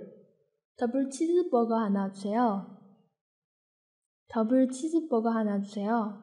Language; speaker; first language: Korean; non-native, fluent; Chinese